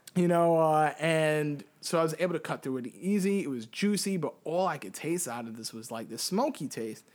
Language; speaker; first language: English; early bilingual, heritage; Spanish